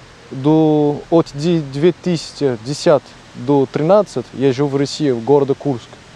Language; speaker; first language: Russian; non-native, learner; Portuguese